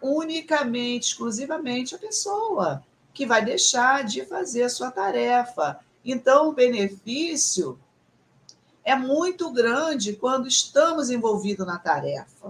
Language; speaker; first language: Portuguese; native; Portuguese